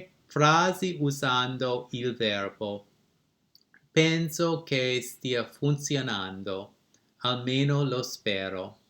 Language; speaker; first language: Italian; non-native, learner; English